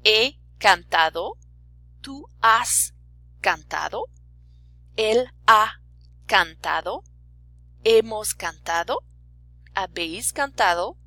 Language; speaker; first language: Spanish; non-native, fluent; French